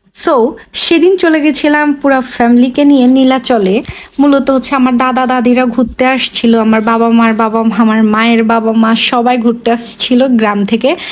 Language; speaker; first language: Bangla; non-native, local second language; Chakma